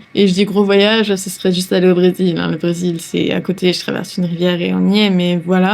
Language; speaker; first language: French; native; French